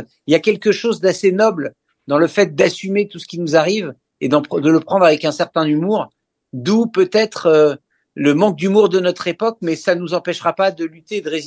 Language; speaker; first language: French; native; French